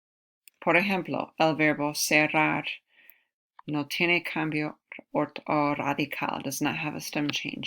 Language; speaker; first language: Spanish; non-native, fluent; English